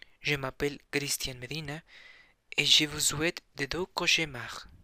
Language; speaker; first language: French; non-native, learner; Spanish